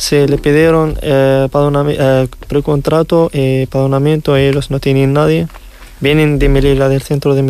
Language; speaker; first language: Spanish; non-native, learner; Riffian